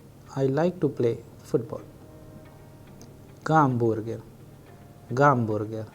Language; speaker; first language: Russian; non-native, fluent; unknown